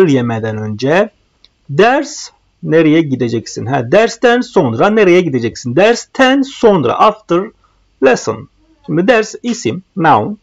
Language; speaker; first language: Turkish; non-native, fluent; Arabic